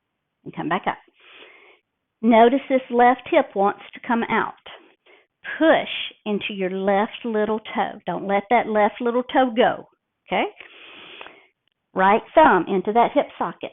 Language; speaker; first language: English; native; English